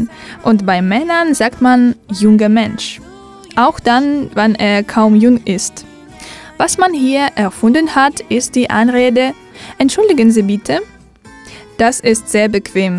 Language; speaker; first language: German; non-native, fluent; Russian